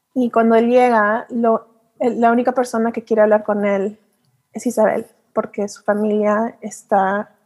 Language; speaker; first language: Spanish; early bilingual, heritage; Spanish